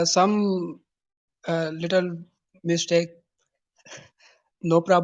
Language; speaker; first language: English; non-native, learner; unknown